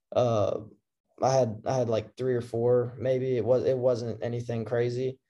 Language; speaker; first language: English; native; English